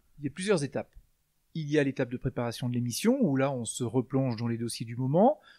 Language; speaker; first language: French; native; French